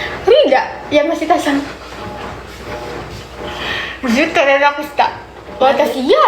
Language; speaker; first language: Japanese; non-native, learner; Indonesian